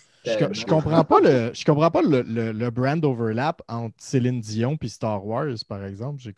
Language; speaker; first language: French; native; French